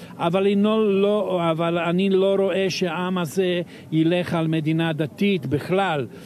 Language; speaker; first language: Hebrew; non-native, fluent; Serbian